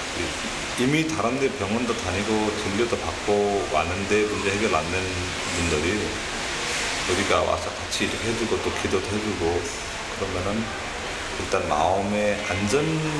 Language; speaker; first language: Korean; non-native, fluent; Nepali